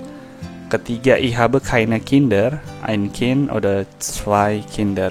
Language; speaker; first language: German; non-native, learner; Indonesian